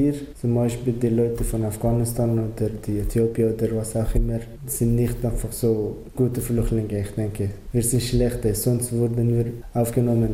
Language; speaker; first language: German; non-native, learner; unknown